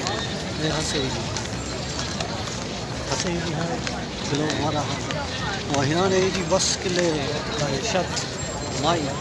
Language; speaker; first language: Arabic; non-native, learner; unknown